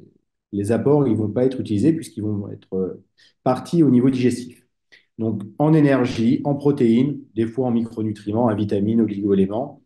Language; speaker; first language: French; native; French